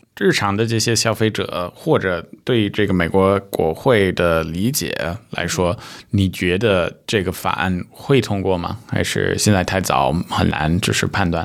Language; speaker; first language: Chinese; early bilingual, heritage; Chinese